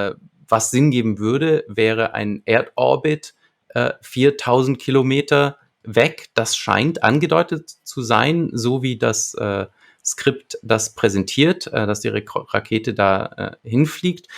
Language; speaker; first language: German; native; German